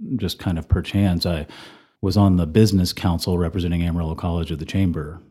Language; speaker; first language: English; native; English